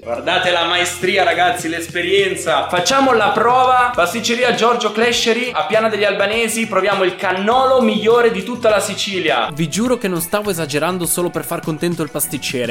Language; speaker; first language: Italian; native; Italian